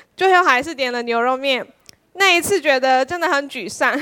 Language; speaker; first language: Chinese; non-native, fluent; Korean